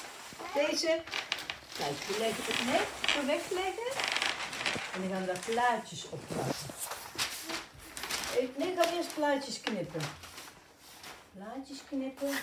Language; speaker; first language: Dutch; native; Dutch